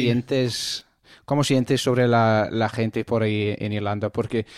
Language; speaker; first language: Spanish; non-native, learner; English